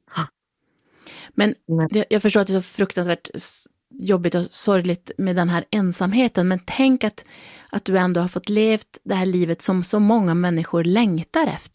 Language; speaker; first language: Swedish; native; Swedish